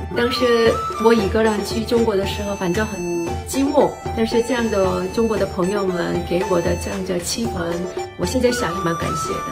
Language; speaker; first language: Chinese; non-native, fluent; Korean